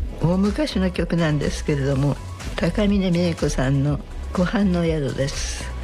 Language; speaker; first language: Japanese; native; Japanese